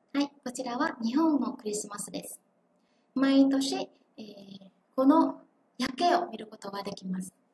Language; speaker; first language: Japanese; non-native, fluent; Vietnamese